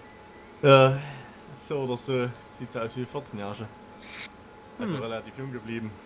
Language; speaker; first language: German; native; German